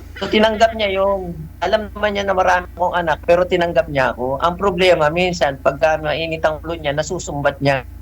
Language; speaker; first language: Filipino; native; Filipino